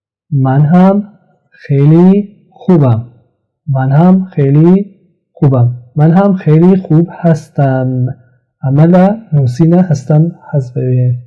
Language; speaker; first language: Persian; non-native, fluent; Central Kurdish